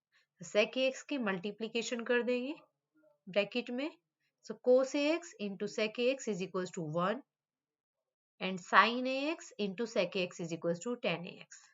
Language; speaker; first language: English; non-native, local second language; Hindi